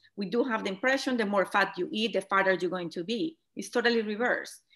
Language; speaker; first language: English; non-native, fluent; Spanish